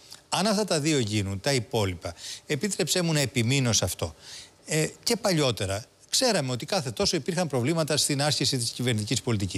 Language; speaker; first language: Greek; native; Greek